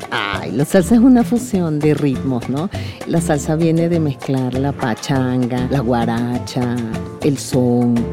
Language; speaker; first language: Spanish; native; Spanish